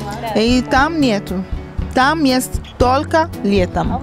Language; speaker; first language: Russian; non-native, learner; Portuguese